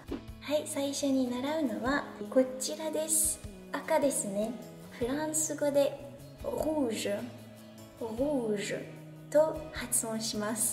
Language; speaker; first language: Japanese; non-native, fluent; French